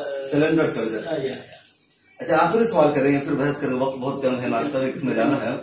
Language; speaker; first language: Hindi; native; Hindi